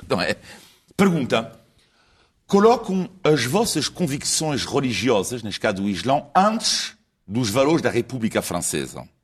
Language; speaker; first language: Portuguese; non-native, fluent; French